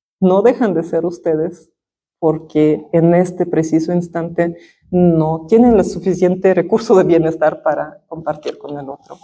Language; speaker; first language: Spanish; non-native, fluent; Russian